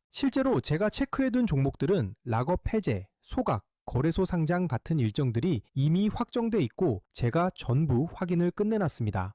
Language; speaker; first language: Korean; native; Korean